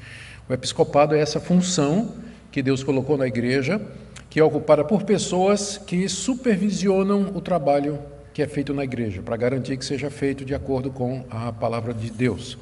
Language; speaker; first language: Portuguese; native; Portuguese